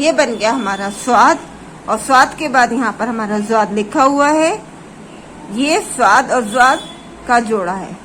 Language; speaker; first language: Hindi; native; Hindi